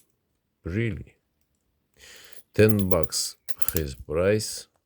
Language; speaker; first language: English; non-native, learner; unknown